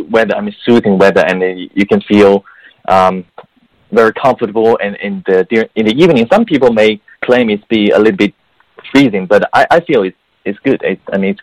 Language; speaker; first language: English; non-native, fluent; Chinese